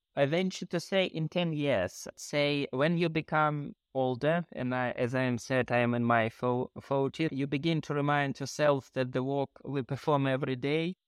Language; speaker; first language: English; non-native, fluent; Ukrainian